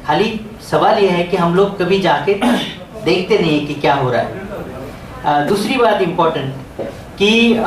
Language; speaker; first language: Hindi; non-native, local second language; Marathi